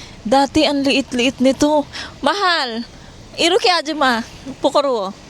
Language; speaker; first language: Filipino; native; Filipino